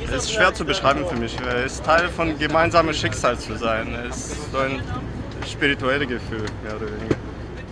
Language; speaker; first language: German; non-native, fluent; Russian